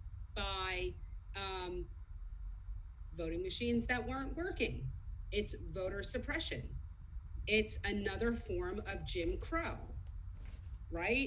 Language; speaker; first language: English; native; English